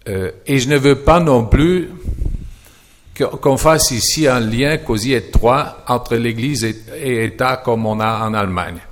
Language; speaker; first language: French; non-native, fluent; German